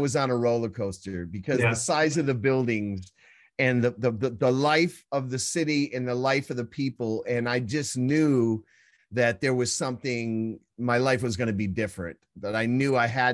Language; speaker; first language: English; native; English